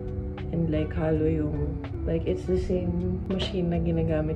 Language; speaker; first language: Filipino; native; Filipino